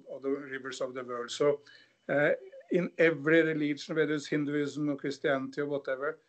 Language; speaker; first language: English; non-native, fluent; Norwegian